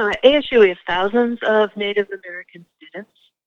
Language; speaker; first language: English; native; English